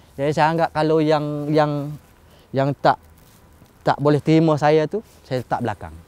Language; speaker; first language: Malay; native; Malay